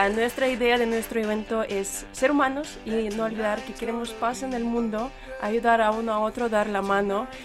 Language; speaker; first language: Spanish; non-native, fluent; Ukrainian